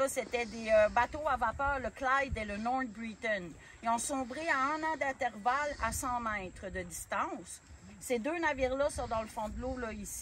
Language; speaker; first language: French; native; French